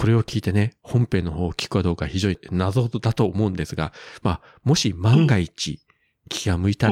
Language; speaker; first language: Japanese; native; Japanese